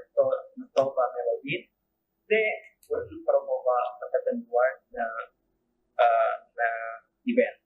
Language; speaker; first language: Albanian; non-native, learner; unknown